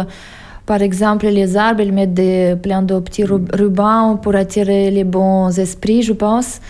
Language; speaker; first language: French; non-native, fluent; Russian